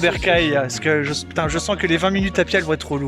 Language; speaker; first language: French; native; French